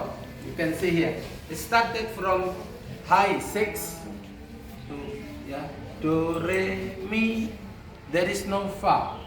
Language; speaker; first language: English; non-native, learner; Indonesian